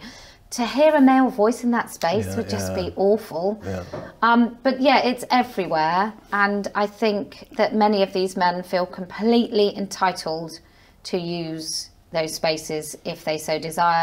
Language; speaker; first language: English; native; English